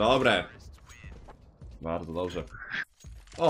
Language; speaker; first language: Polish; native; Polish